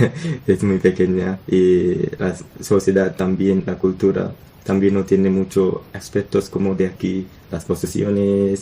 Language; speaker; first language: Spanish; non-native, learner; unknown